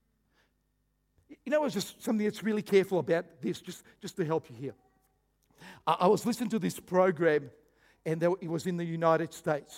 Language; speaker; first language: English; early bilingual, other home language; Croatian